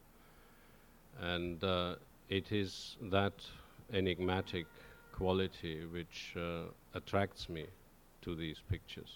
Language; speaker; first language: English; non-native, fluent; German